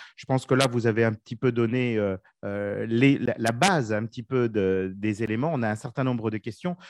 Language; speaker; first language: French; native; French